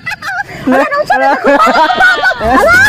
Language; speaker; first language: Filipino; non-native, local second language; Cebuano